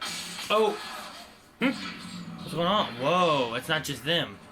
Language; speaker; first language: English; native; English